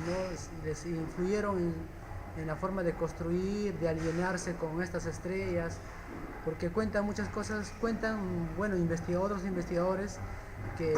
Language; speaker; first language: Spanish; native; Spanish